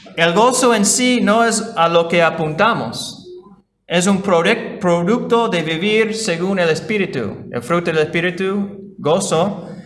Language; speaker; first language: Spanish; non-native, fluent; English